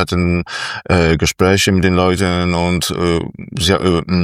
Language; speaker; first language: German; non-native, fluent; Polish